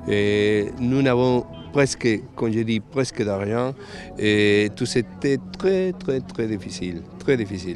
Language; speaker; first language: French; non-native, fluent; Spanish